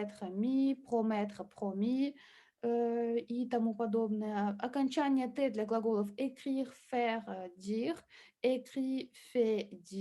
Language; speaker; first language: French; non-native, fluent; Russian